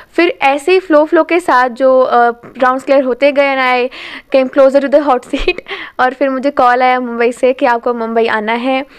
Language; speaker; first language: Hindi; native; Hindi